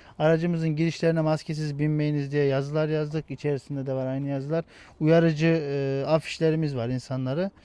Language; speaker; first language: Turkish; native; Turkish